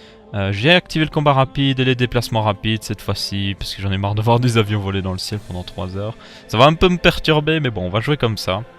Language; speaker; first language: French; native; French